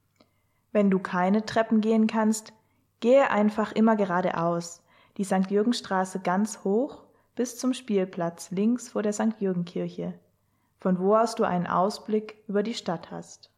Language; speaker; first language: German; native; German